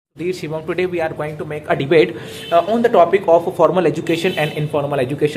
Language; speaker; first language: English; non-native, fluent; Hindi